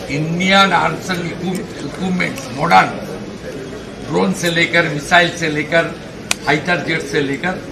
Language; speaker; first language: Hindi; non-native, local second language; Bangla